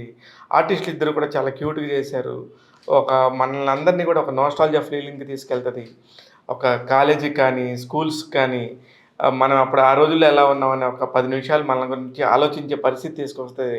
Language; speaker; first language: Telugu; native; Telugu